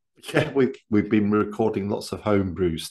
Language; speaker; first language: English; native; English